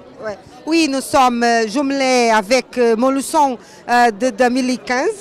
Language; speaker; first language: French; non-native, learner; Portuguese